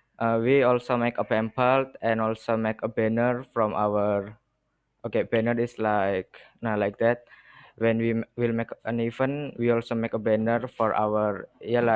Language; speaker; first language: English; non-native, learner; Indonesian